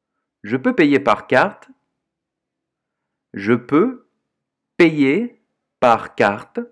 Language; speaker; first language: French; non-native, fluent; Portuguese